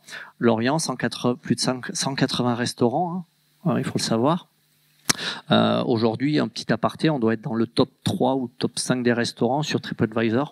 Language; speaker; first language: French; native; French